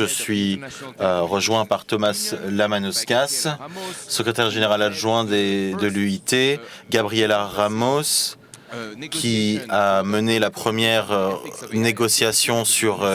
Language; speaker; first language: French; native; French